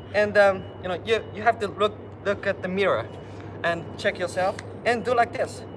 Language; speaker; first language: English; non-native, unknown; Japanese